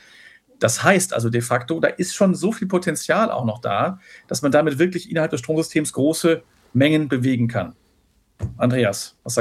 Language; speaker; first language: German; native; German